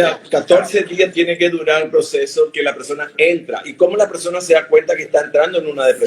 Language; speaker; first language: Spanish; native; Spanish